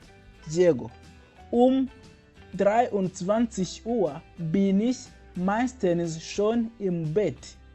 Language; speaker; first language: German; non-native, fluent; Kinyarwanda